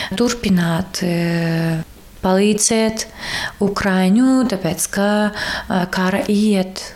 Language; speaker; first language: Latvian; non-native, learner; Ukrainian